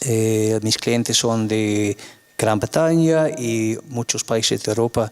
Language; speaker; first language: Spanish; non-native, fluent; English